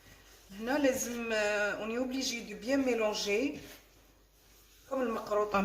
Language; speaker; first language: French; non-native, local second language; Arabic